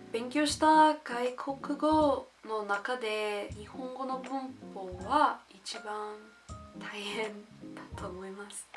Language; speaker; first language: Japanese; non-native, learner; English